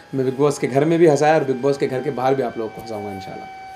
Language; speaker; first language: Hindi; native; Hindi